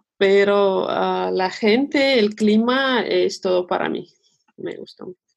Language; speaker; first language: Spanish; non-native, fluent; Russian